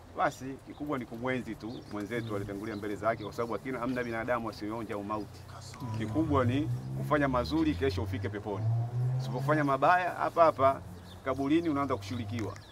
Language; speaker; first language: Swahili; native; Swahili